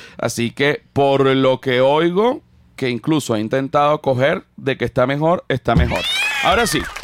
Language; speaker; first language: Spanish; native; Spanish